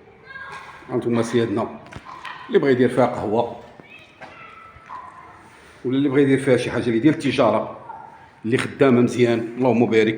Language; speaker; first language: Arabic; native; Arabic